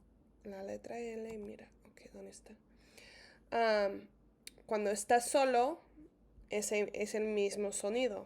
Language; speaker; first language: Spanish; non-native, fluent; English